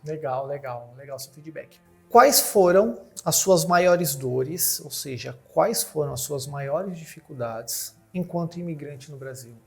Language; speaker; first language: Portuguese; native; Portuguese